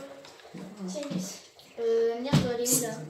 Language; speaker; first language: French; native; French